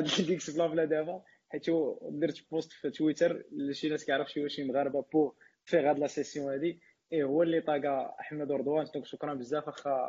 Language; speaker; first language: Arabic; native; Arabic